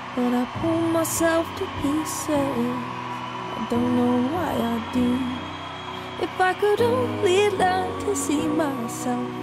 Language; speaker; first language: English; native; English